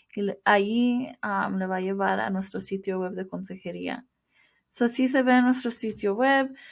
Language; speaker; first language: Spanish; early bilingual, heritage; Spanish